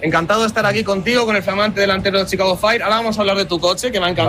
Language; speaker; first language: Spanish; native; Spanish